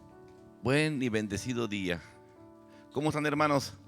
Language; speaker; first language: Spanish; native; Spanish